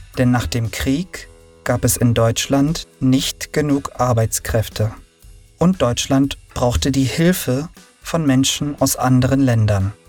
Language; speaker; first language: German; early bilingual, other home language; Turkish